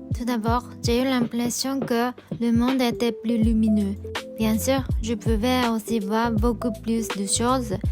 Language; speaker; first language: French; non-native, fluent; Japanese